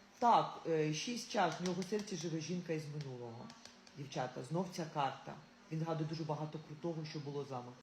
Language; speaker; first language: Ukrainian; non-native, local second language; Russian